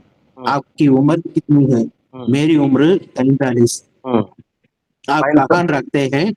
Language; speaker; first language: Hindi; non-native, learner; Tamil